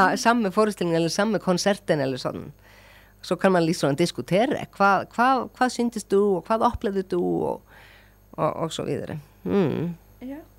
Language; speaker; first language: Norwegian; non-native, fluent; Icelandic